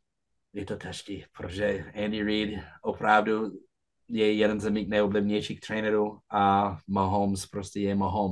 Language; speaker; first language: Czech; non-native, fluent; English